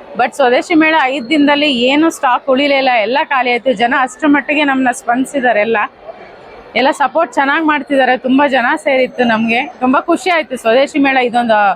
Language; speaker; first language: Kannada; native; Kannada